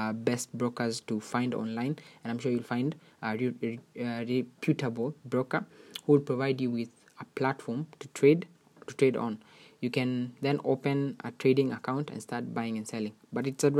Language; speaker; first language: English; non-native, local second language; Swahili